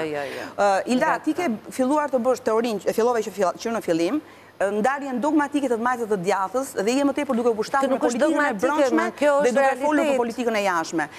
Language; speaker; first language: Albanian; native; Albanian